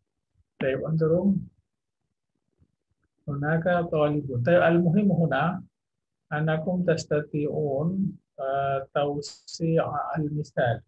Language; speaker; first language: Arabic; non-native, fluent; Indonesian